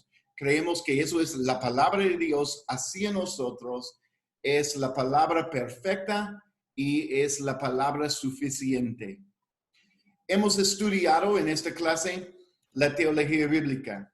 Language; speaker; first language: Spanish; non-native, fluent; English